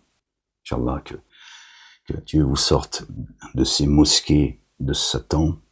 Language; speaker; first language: French; native; French